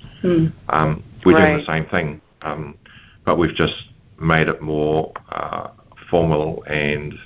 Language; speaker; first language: English; native; English